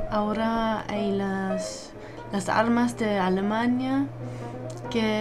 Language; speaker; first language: Spanish; non-native, learner; German